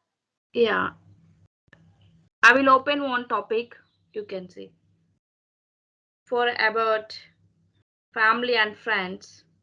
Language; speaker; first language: English; non-native, learner; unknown